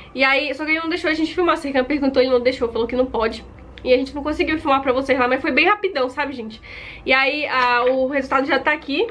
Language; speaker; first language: Portuguese; native; Portuguese